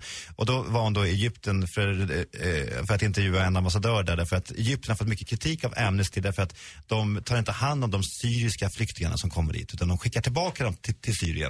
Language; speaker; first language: Swedish; native; Swedish